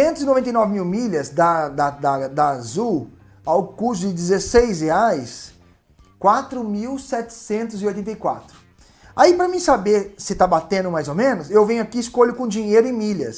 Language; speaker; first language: Portuguese; native; Portuguese